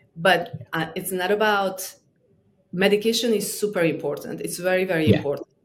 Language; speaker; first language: English; non-native, fluent; Romanian